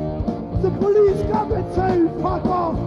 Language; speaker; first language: English; non-native, learner; German